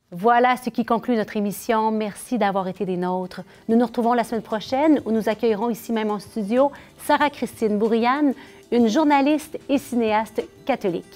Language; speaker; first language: French; native; French